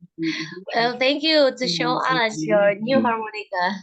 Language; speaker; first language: English; non-native, learner; Indonesian